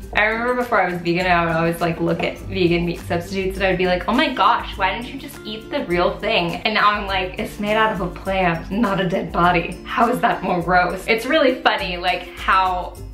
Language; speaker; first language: English; native; English